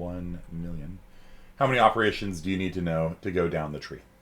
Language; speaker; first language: English; native; English